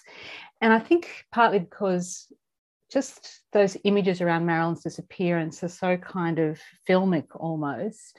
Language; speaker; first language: English; native; English